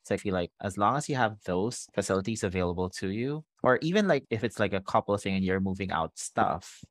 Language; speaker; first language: English; non-native, local second language; Filipino